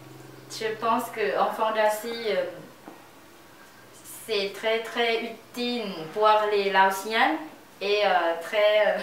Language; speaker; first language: French; non-native, learner; Lao